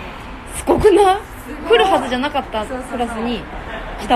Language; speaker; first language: Japanese; native; Japanese